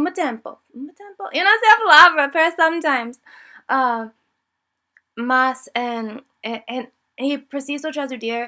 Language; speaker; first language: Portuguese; non-native, learner; English